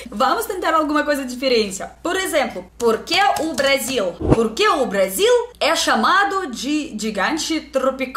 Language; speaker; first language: Portuguese; non-native, learner; Russian